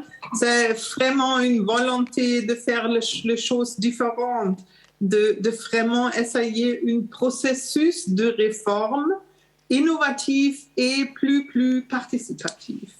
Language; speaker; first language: French; non-native, learner; German